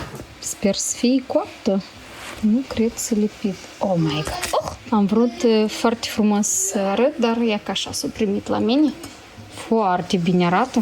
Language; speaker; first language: Romanian; native; Romanian